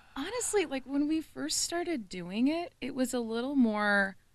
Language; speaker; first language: English; native; English